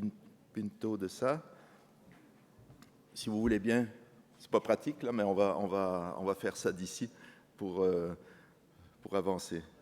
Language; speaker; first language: French; native; French